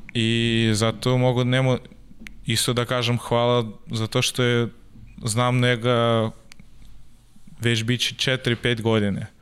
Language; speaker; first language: Serbian; non-native, learner; Russian